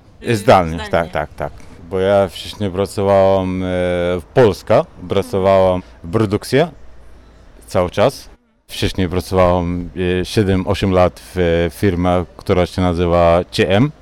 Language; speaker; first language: Polish; non-native, learner; Arabic